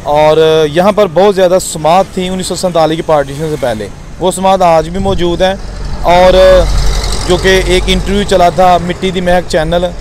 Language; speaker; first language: Urdu; non-native, local second language; Punjabi